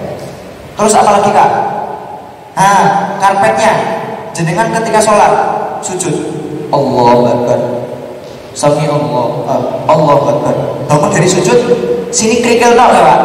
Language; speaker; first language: Indonesian; non-native, local second language; Javanese